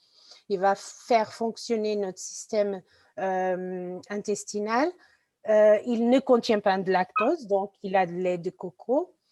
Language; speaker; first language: French; non-native, fluent; Portuguese